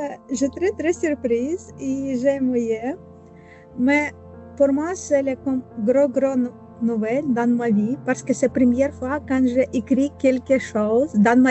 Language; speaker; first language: French; non-native, learner; Ukrainian